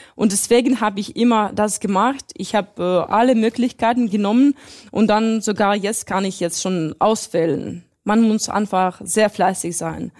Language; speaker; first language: German; non-native, fluent; Russian